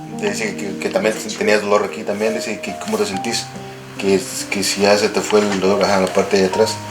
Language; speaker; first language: Spanish; native; Spanish